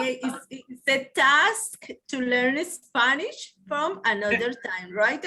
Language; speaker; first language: English; non-native, learner; Spanish